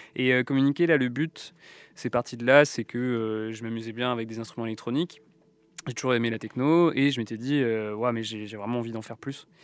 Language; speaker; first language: French; native; French